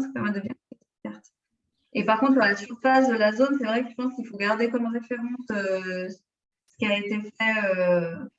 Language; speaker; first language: French; native; French